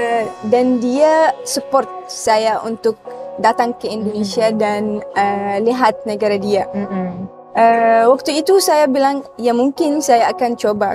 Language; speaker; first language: Indonesian; non-native, learner; Arabic